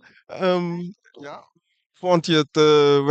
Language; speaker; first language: Dutch; non-native, local second language; Papiamento